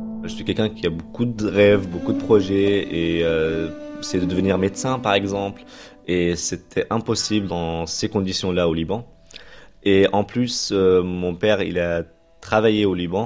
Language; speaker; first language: French; non-native, fluent; Arabic